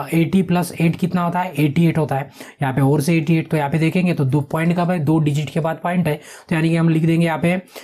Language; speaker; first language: Hindi; non-native, local second language; Marathi